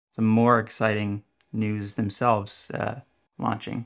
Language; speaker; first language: English; native; English